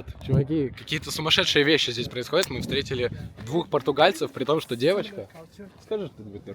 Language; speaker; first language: Russian; native; Russian